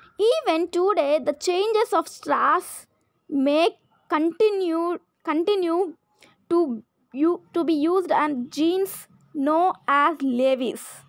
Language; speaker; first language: English; non-native, local second language; Telugu